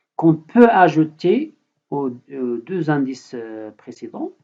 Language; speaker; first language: French; non-native, local second language; Arabic